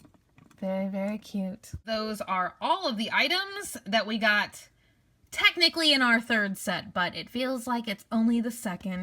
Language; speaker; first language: English; native; English